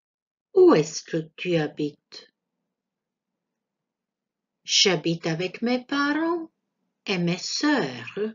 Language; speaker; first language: French; non-native, fluent; Croatian